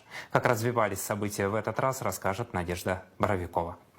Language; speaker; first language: Russian; native; Russian